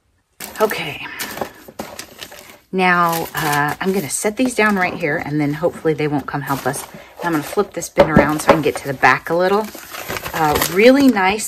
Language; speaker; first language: English; native; English